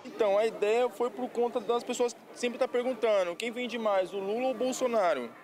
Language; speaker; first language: Portuguese; non-native, fluent; Korean